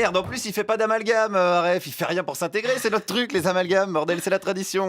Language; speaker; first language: French; native; French